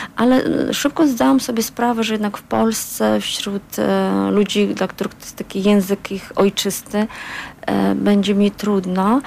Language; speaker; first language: Polish; non-native, fluent; Azerbaijani